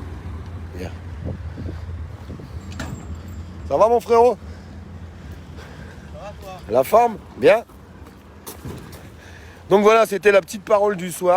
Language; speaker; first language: French; native; French